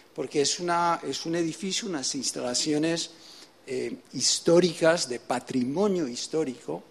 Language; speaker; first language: Spanish; native; Spanish